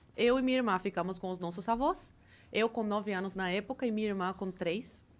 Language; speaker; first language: Portuguese; early bilingual, other home language; Spanish